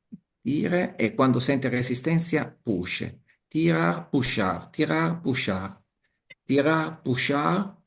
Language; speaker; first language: Portuguese; non-native, learner; Italian